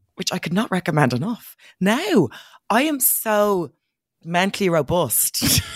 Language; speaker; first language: English; native; English